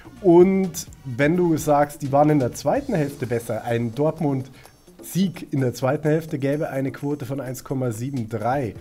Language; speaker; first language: German; native; German